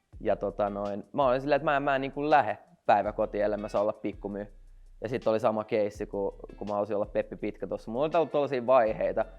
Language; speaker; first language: Finnish; non-native, local second language; Swedish